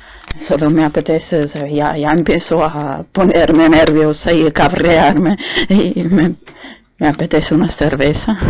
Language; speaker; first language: Spanish; non-native, fluent; German